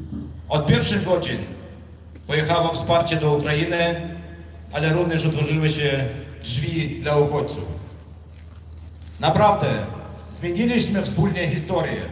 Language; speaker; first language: Polish; non-native, fluent; Ukrainian